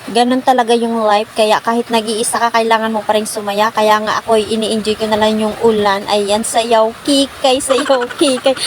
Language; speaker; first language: Filipino; non-native, fluent; Masbatenyo